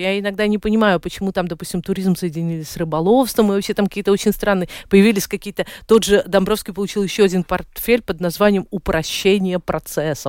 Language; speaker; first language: Russian; native; Russian